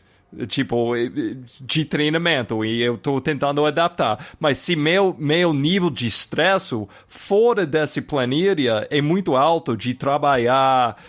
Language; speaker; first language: Portuguese; non-native, fluent; English